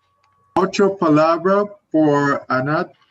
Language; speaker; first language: Spanish; non-native, learner; English